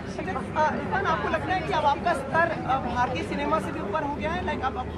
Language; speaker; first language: Hindi; native; Hindi